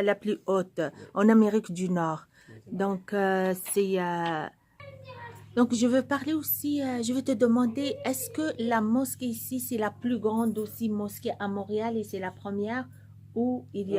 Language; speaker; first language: French; non-native, local second language; Arabic